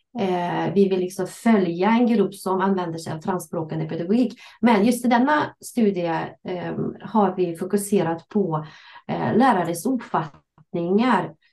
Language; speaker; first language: Swedish; non-native, fluent; Russian